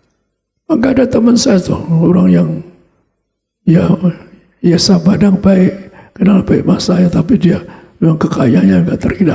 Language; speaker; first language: Indonesian; native; Indonesian